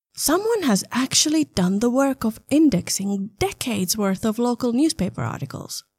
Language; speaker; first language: English; non-native, fluent; Finnish